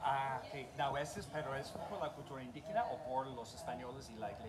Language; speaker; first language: Spanish; non-native, learner; English